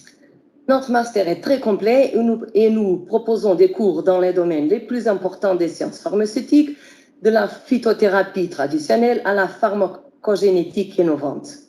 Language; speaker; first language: French; non-native, fluent; Portuguese